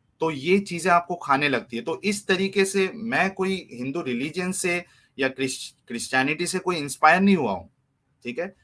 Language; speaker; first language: Hindi; native; Hindi